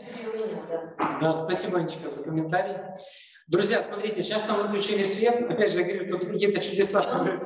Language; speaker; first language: Russian; native; Russian